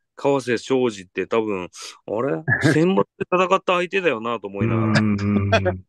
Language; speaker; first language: Japanese; native; Japanese